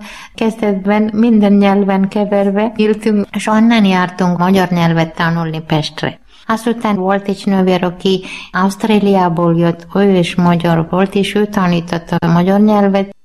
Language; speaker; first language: Hungarian; non-native, learner; Malayalam